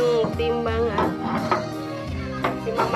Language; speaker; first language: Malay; non-native, local second language; Sundanese